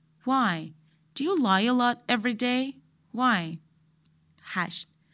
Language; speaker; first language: English; non-native, fluent; Persian